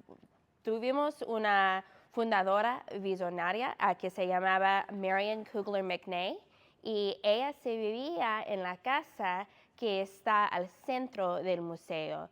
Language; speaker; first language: Spanish; non-native, fluent; English